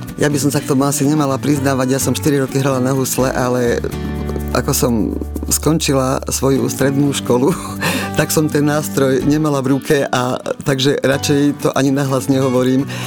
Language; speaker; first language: Slovak; native; Slovak